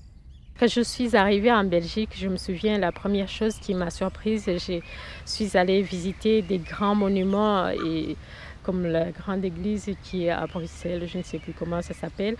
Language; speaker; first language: French; non-native, local second language; Kinyarwanda